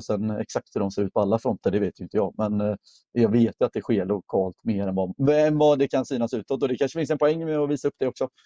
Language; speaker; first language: Swedish; native; Swedish